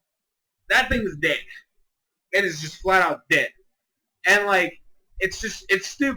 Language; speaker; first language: English; native; English